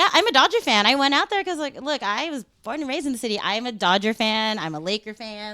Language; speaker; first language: English; native; English